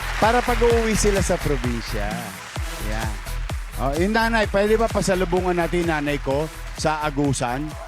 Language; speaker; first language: Filipino; native; Filipino